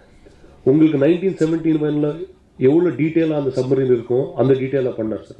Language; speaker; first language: Tamil; non-native, local second language; Telugu